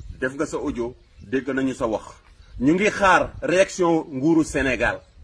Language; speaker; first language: Wolof; non-native, local second language; Fula